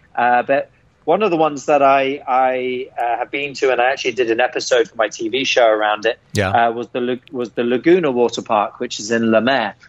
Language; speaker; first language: English; native; English